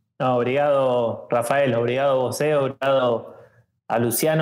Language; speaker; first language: Portuguese; non-native, learner; Spanish